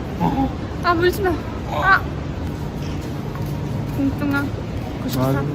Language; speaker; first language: Korean; non-native, fluent; Romanian